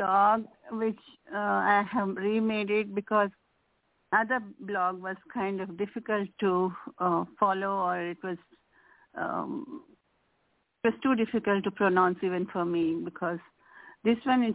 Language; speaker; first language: English; non-native, local second language; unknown